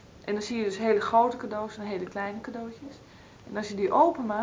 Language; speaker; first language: Dutch; native; Dutch